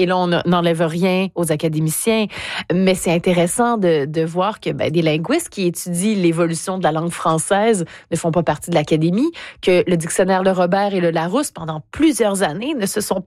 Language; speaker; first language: French; native; French